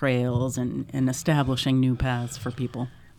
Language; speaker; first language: English; native; English